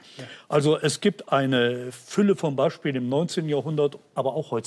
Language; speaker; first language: German; native; German